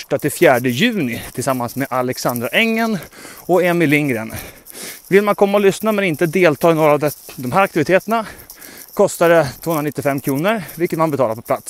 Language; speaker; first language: Swedish; native; Swedish